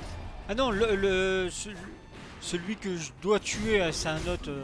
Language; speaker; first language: French; native; French